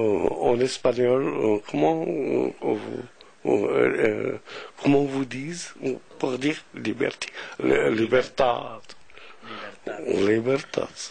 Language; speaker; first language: French; non-native, local second language; Arabic